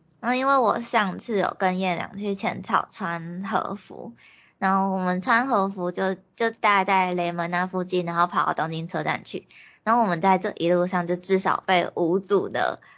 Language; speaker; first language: Chinese; native; Chinese